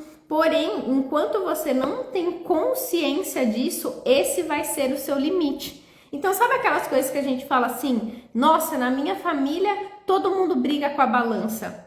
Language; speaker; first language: Portuguese; native; Portuguese